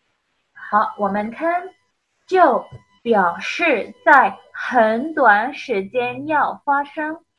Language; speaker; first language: Chinese; non-native, fluent; Indonesian